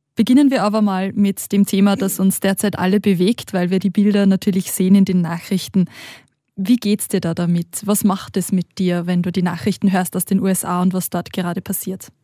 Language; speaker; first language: German; native; German